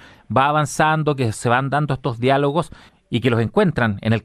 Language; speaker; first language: Spanish; native; Spanish